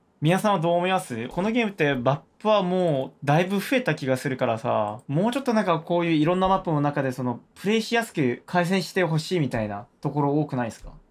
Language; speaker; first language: Japanese; non-native, fluent; Korean